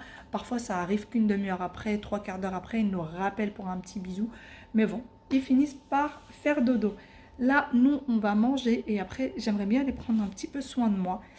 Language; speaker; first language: French; native; French